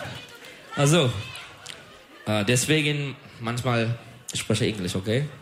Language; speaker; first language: German; non-native, learner; Turkish